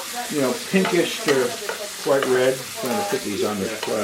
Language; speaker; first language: English; native; English